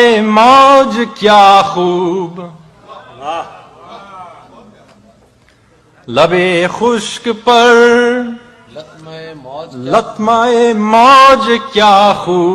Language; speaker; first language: Urdu; non-native, fluent; English